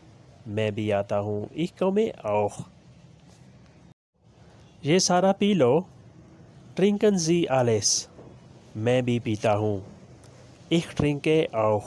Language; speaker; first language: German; non-native, fluent; Urdu